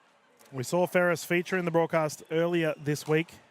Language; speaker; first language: English; native; English